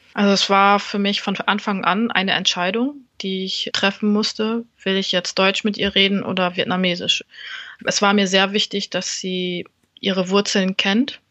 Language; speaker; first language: German; early bilingual, other home language; Vietnamese